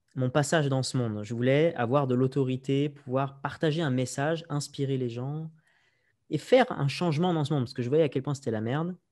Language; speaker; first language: French; native; French